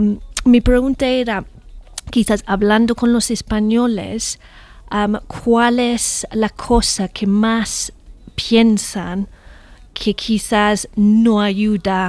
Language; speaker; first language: Spanish; non-native, fluent; English